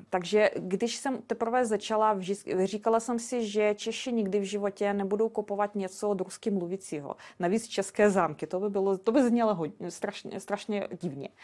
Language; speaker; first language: Czech; non-native, fluent; Russian